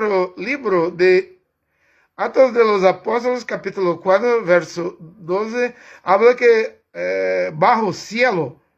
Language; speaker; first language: Spanish; non-native, learner; Portuguese